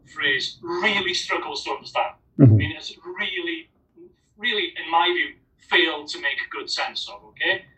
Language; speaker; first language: English; native; English